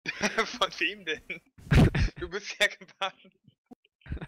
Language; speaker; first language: German; native; German